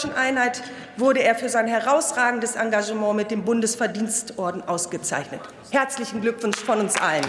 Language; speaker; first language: German; early bilingual, other home language; Turkish